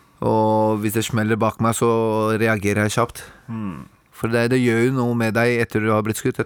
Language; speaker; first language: Norwegian; native; Norwegian